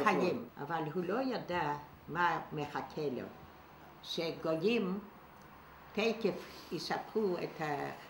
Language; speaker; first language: Hebrew; non-native, fluent; Yiddish